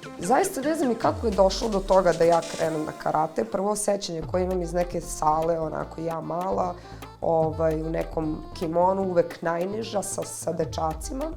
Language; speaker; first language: Serbian; native; Serbian